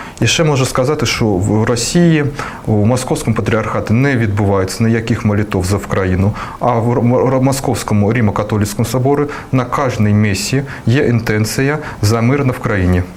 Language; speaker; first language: Ukrainian; early bilingual, heritage; Russian